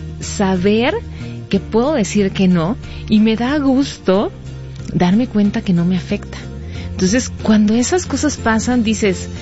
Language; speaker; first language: Spanish; native; Spanish